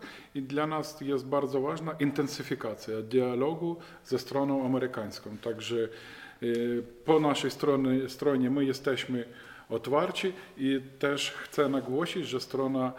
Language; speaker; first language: Polish; non-native, fluent; Ukrainian